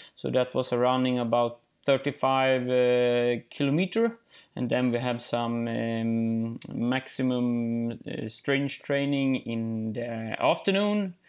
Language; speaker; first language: English; non-native, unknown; Swedish